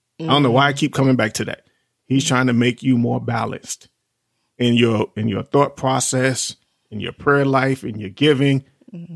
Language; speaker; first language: English; native; English